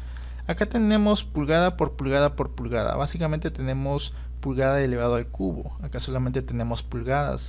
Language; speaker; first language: Spanish; native; Spanish